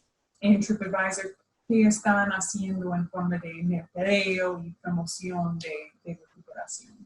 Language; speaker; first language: Spanish; non-native, fluent; English